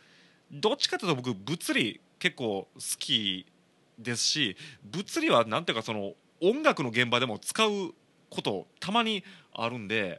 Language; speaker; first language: Japanese; native; Japanese